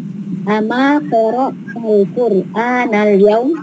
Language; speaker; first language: Arabic; non-native, learner; Indonesian